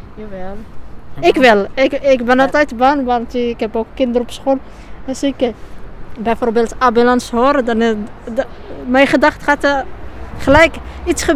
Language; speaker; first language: Dutch; non-native, learner; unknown